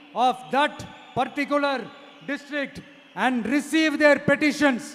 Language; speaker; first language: English; non-native, local second language; Tamil